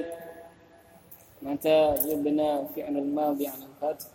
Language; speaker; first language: Arabic; non-native, fluent; Indonesian